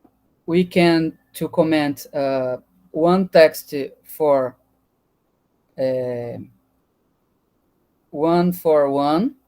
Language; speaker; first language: English; non-native, learner; Portuguese